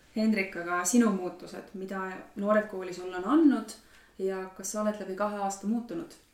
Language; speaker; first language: Estonian; native; Estonian